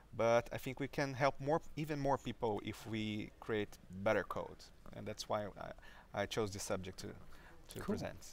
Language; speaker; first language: English; non-native, fluent; Portuguese